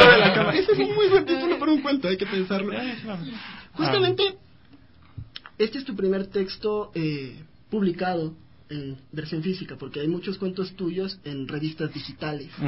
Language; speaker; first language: Spanish; native; Spanish